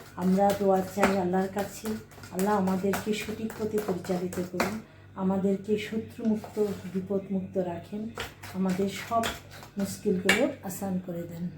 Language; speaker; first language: Bangla; native; Bangla